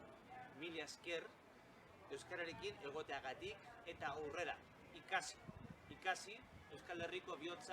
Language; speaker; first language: Basque; non-native, fluent; Spanish